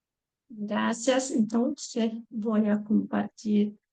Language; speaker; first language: Spanish; non-native, fluent; Portuguese